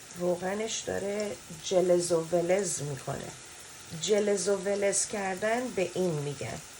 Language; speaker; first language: Persian; native; Persian